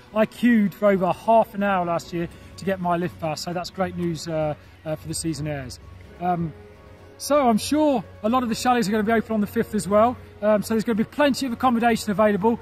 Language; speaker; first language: English; native; English